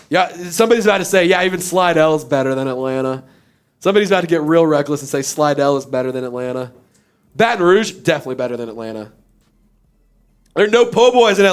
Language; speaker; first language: English; native; English